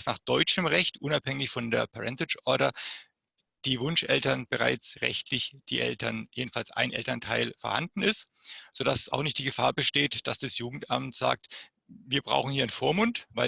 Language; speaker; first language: German; native; German